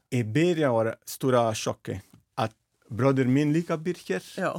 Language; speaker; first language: Icelandic; non-native, learner; Italian